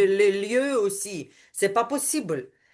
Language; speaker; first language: French; non-native, learner; Ukrainian